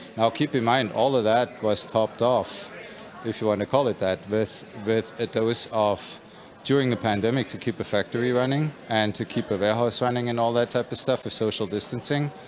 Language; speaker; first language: English; non-native, fluent; German